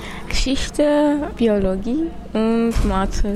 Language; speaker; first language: German; non-native, learner; Armenian